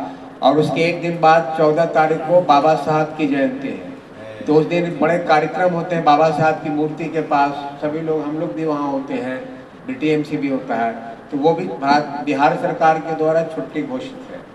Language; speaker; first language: Hindi; native; Hindi